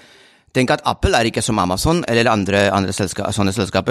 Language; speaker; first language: Norwegian; non-native, fluent; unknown